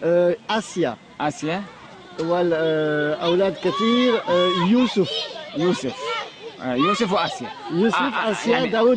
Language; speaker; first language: Arabic; non-native, learner; French